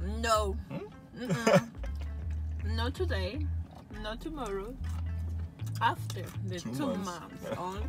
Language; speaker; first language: English; non-native, learner; Spanish